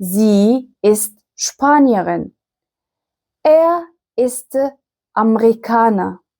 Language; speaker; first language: German; non-native, fluent; Arabic